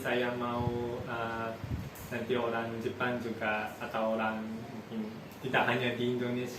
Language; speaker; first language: Indonesian; non-native, fluent; Japanese